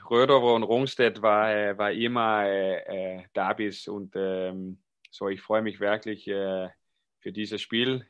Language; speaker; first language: German; non-native, fluent; Danish